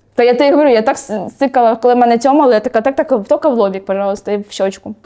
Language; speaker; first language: Ukrainian; non-native, local second language; Russian